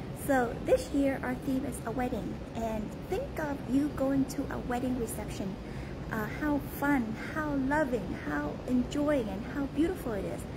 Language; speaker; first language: English; early bilingual, other home language; Vietnamese